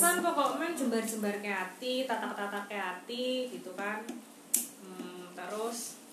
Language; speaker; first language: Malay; non-native, local second language; Javanese